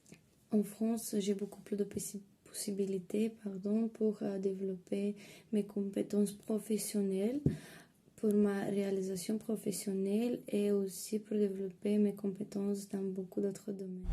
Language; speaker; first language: French; non-native, fluent; Bulgarian